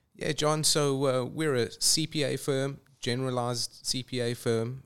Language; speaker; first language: English; native; English